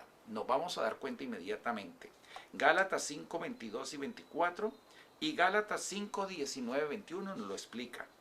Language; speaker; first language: Spanish; native; Spanish